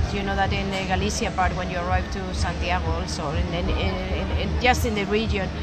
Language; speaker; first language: English; non-native, fluent; Spanish